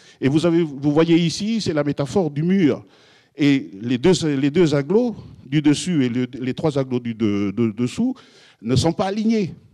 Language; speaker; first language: French; non-native, local second language; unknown